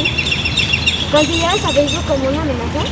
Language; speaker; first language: Spanish; native; Spanish